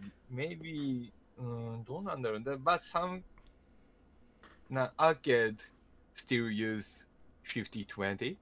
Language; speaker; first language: English; non-native, learner; Japanese